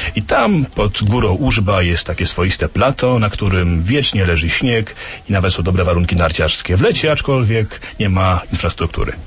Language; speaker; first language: Polish; native; Polish